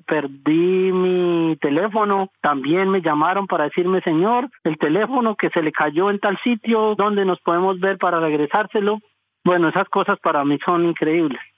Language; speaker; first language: Spanish; native; Spanish